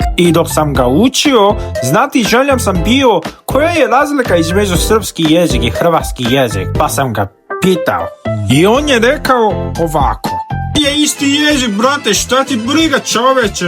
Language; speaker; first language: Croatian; non-native, learner; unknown